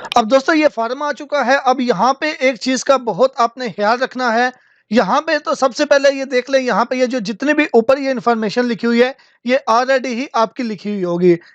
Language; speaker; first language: Urdu; non-native, local second language; Punjabi